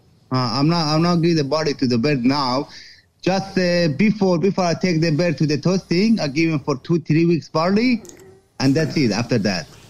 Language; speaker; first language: English; non-native, fluent; Persian